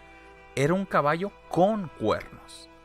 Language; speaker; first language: Spanish; native; Spanish